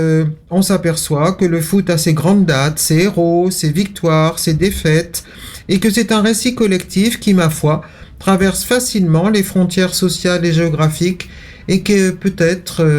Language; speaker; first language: French; native; French